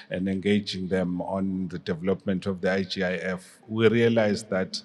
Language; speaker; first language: English; non-native, local second language; Swati